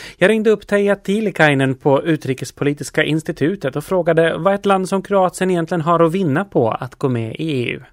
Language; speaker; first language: Swedish; native; Swedish